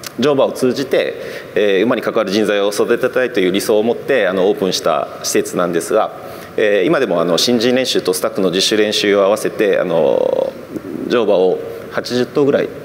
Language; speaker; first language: Japanese; native; Japanese